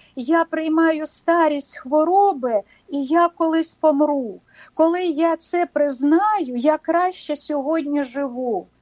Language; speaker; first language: Ukrainian; non-native, local second language; Russian